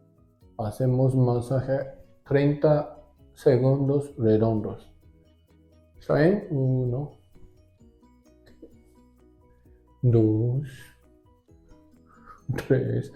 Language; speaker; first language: Spanish; non-native, learner; Japanese